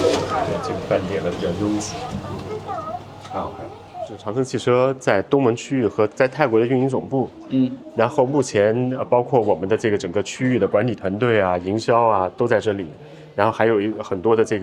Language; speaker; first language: Chinese; native; Chinese